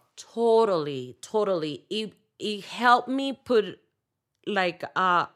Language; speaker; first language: English; non-native, fluent; Spanish